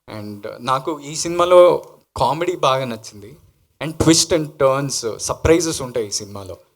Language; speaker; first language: Telugu; native; Telugu